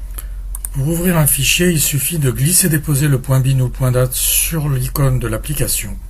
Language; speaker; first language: French; native; French